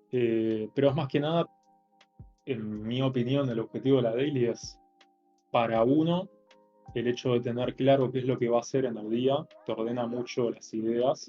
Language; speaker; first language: Spanish; native; Spanish